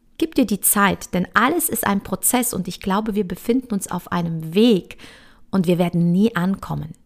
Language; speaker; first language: German; early bilingual, other home language; Polish